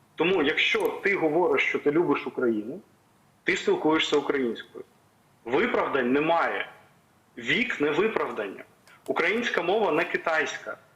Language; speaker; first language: Ukrainian; native; Ukrainian